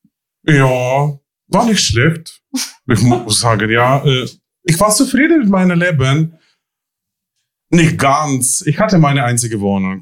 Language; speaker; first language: German; non-native, fluent; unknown